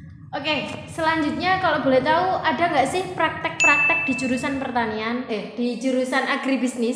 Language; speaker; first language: Indonesian; non-native, local second language; Javanese